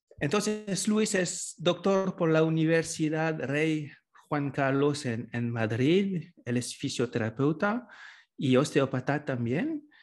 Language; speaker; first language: Spanish; non-native, fluent; French